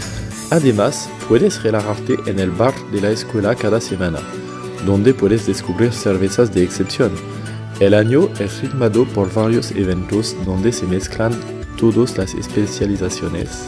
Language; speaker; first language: Spanish; non-native, learner; French